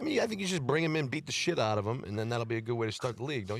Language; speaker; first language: English; native; English